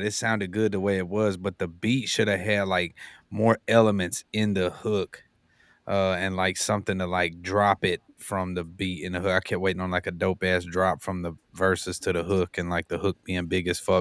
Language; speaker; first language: English; native; English